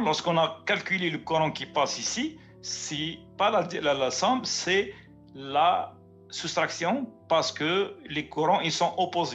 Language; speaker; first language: French; native; French